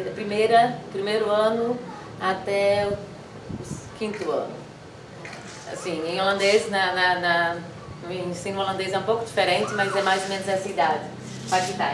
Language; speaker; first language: Portuguese; non-native, fluent; Dutch